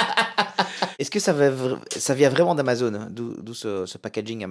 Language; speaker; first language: French; native; French